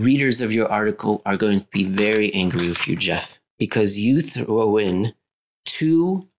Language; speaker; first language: English; native; English